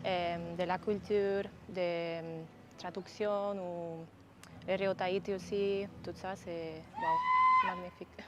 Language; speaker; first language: French; non-native, learner; Spanish